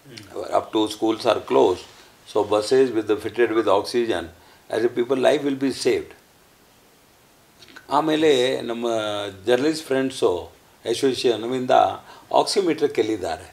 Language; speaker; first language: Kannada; non-native, learner; Hindi